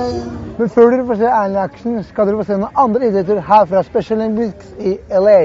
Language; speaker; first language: Norwegian; native; Norwegian